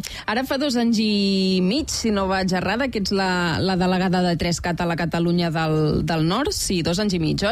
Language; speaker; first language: Catalan; native; Catalan